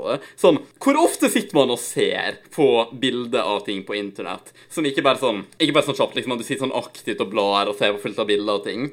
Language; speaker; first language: Norwegian; native; Norwegian